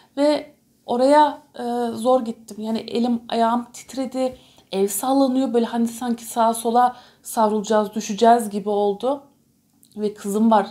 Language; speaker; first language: Turkish; early bilingual, heritage; Turkish